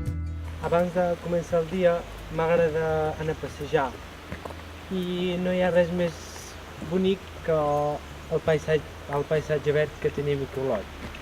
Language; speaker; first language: Catalan; early bilingual, other home language; Georgian